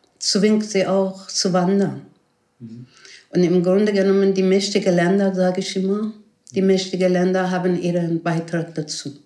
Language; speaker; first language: German; non-native, fluent; Persian